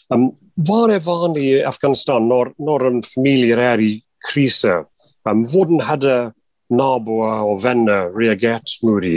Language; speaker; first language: Norwegian; non-native, fluent; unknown